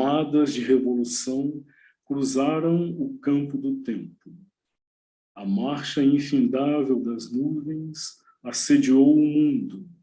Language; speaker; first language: Portuguese; native; Portuguese